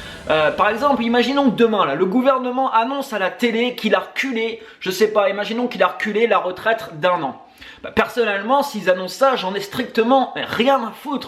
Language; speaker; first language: French; native; French